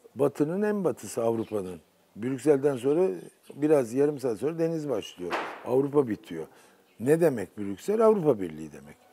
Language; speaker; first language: Turkish; native; Turkish